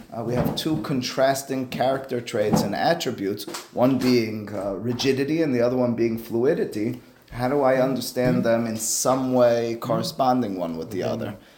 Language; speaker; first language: English; native; English